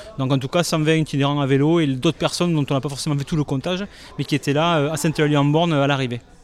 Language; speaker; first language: French; native; French